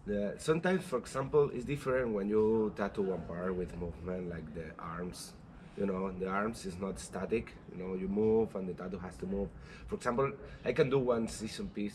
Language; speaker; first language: English; non-native, learner; Spanish